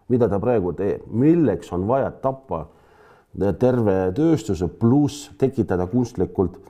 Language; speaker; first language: Estonian; non-native, local second language; Russian